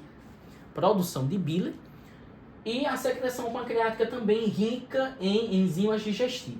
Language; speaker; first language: Portuguese; native; Portuguese